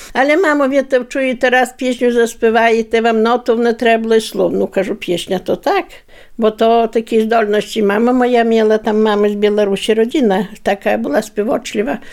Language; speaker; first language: Ukrainian; native; Ukrainian